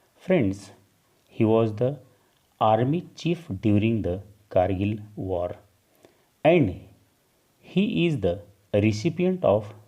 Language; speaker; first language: English; non-native, local second language; Marathi